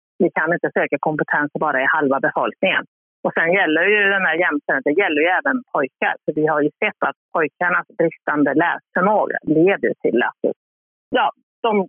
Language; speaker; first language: Swedish; early bilingual, other home language; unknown